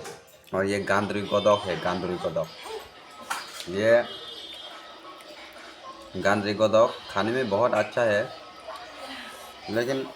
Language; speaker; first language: Hindi; non-native, local second language; Kok Borok